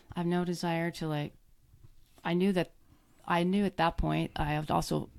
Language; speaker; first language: English; native; English